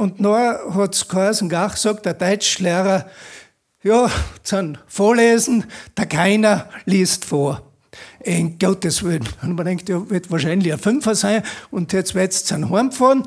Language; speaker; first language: German; native; German